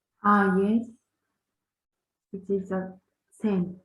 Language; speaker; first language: English; non-native, learner; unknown